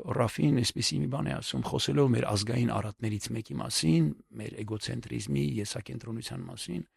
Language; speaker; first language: Armenian; native; Armenian